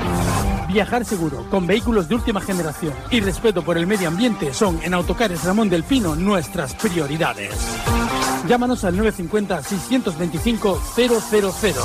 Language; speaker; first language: Spanish; native; Spanish